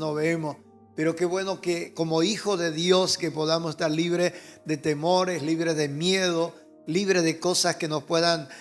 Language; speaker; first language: Spanish; native; Spanish